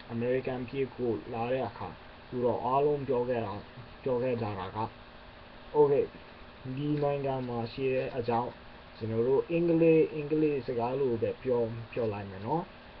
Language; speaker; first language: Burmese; non-native, learner; English